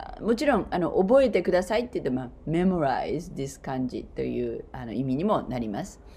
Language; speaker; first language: Japanese; native; Japanese